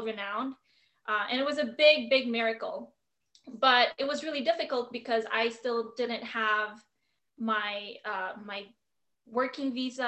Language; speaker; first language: English; non-native, local second language; Filipino